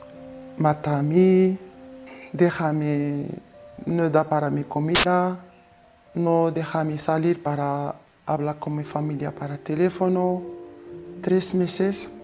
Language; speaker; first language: Spanish; non-native, learner; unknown